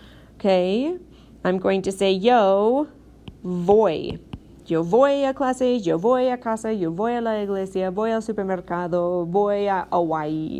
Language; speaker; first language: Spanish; non-native, fluent; English